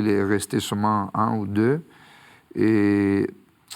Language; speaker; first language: French; non-native, fluent; Spanish